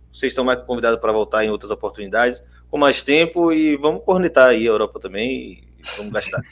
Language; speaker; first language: Portuguese; native; Portuguese